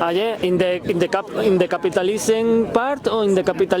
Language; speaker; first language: English; non-native, learner; Spanish